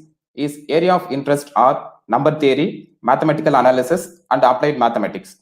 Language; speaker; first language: English; non-native, local second language; Tamil